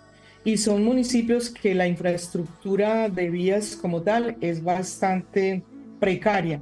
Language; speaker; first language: Spanish; native; Spanish